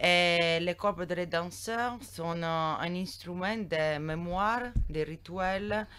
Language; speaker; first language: French; non-native, learner; Italian